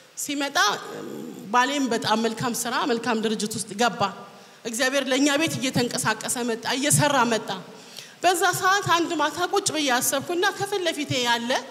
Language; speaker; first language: Amharic; native; Amharic